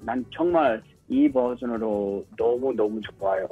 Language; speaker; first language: Korean; early bilingual, heritage; English